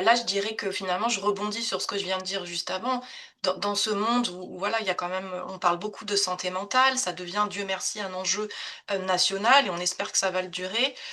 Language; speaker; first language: French; native; French